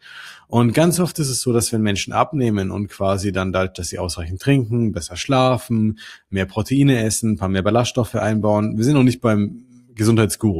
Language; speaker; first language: German; native; German